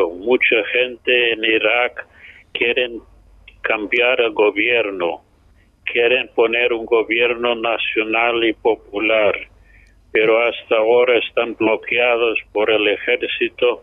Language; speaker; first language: Spanish; non-native, fluent; English